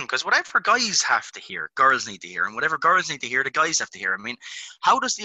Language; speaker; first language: English; native; English